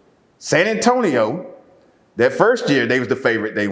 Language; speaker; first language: English; native; English